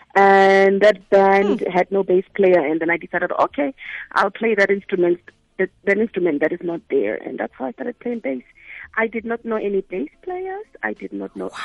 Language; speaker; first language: English; non-native, local second language; Tswana